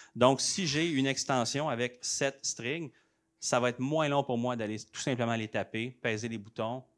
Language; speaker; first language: French; native; French